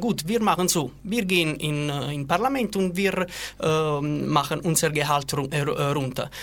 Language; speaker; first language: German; non-native, learner; Italian